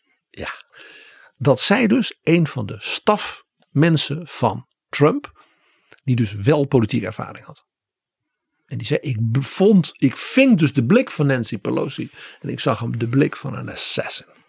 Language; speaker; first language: Dutch; native; Dutch